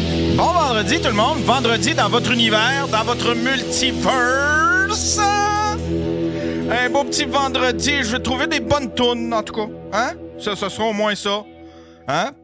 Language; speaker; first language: French; native; French